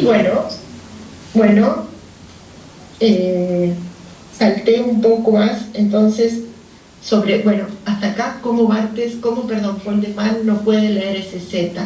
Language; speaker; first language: Spanish; native; Spanish